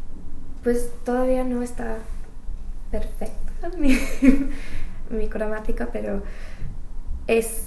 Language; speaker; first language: Spanish; non-native, learner; English